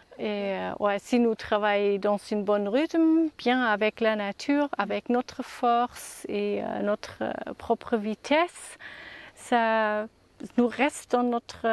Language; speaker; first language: French; non-native, learner; German